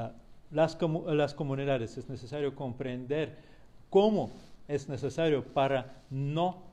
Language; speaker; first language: Spanish; non-native, fluent; Russian